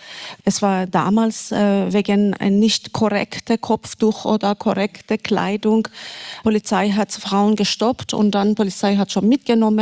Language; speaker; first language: German; non-native, learner; Persian